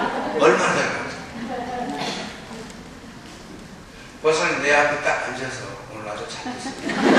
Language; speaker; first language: Korean; native; Korean